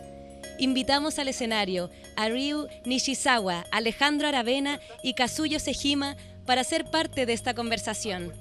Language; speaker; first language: Spanish; native; Spanish